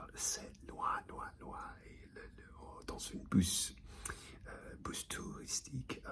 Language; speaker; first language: French; non-native, learner; English